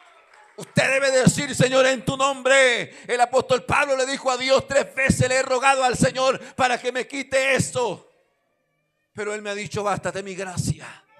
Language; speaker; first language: Spanish; native; Spanish